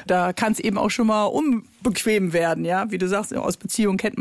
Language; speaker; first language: German; native; German